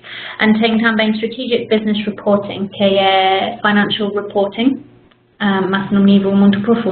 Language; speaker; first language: Portuguese; non-native, fluent; English